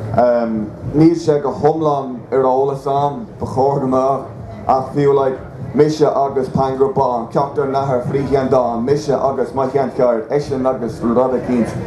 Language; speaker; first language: Irish; native; Irish